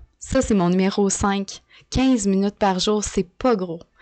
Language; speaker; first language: French; native; French